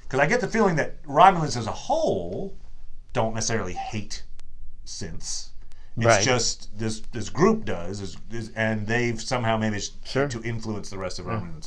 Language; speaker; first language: English; native; English